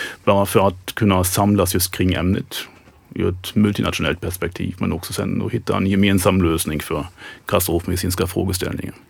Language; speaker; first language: Swedish; non-native, fluent; German